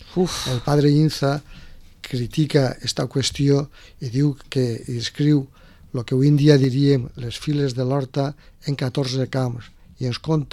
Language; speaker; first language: Catalan; native; Catalan